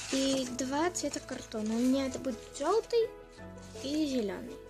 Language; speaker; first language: Russian; native; Russian